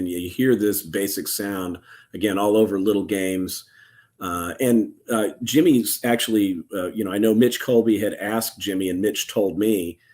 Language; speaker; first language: English; native; English